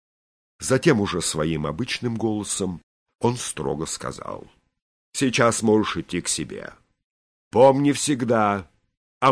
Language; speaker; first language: Russian; native; Russian